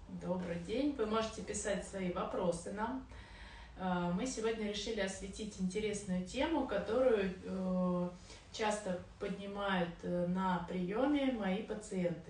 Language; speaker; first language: Russian; native; Russian